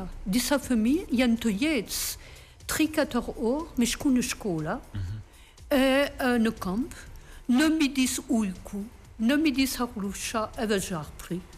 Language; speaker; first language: Albanian; non-native, learner; French